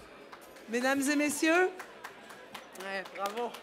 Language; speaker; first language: French; native; French